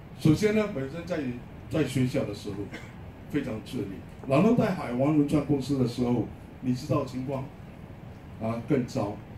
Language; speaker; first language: Chinese; native; Chinese